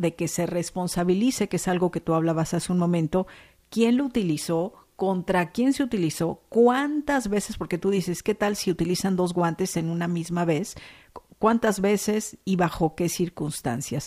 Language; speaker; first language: Spanish; native; Spanish